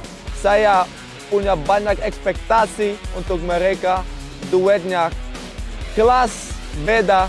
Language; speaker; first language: Indonesian; non-native, fluent; Dutch